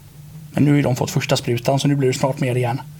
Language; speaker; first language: Swedish; native; Swedish